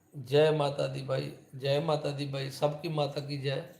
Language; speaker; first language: Hindi; native; Hindi